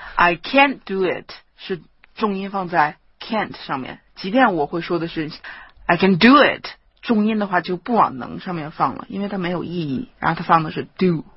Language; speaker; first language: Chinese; native; Chinese